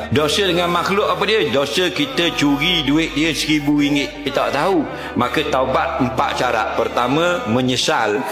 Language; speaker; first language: Malay; native; Malay